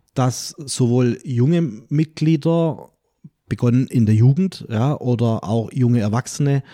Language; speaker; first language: German; non-native, fluent; French